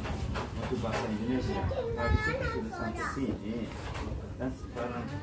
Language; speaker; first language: Indonesian; non-native, learner; Persian